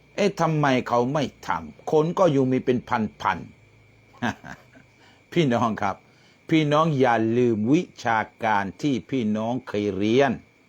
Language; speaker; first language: Thai; non-native, local second language; Malay